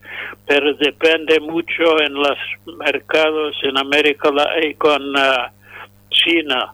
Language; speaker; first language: Spanish; non-native, fluent; English